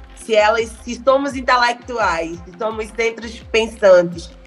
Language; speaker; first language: Portuguese; native; Portuguese